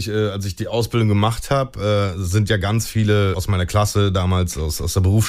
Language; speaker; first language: German; native; German